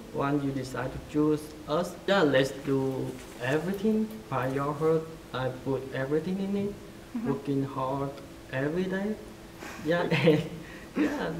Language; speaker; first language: English; non-native, fluent; Vietnamese